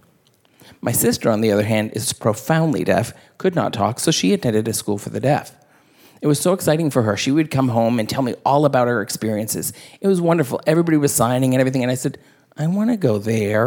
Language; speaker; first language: English; native; English